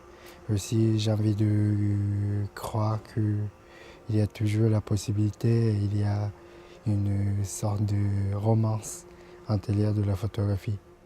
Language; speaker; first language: French; non-native, fluent; Japanese